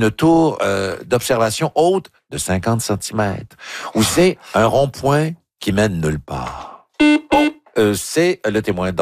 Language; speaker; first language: French; native; French